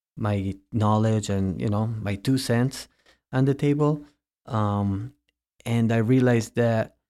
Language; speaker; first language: English; early bilingual, heritage; Italian